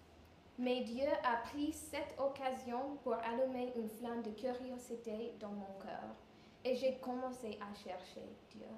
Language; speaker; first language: French; non-native, learner; English